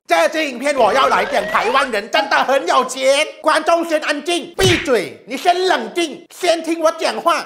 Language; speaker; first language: Chinese; non-native, fluent; Thai